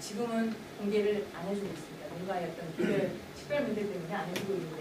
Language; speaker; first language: Korean; native; Korean